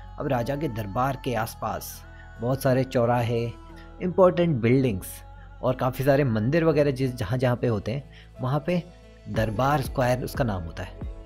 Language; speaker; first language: Hindi; native; Hindi